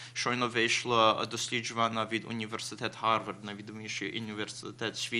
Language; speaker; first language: Ukrainian; early bilingual, heritage; Ukrainian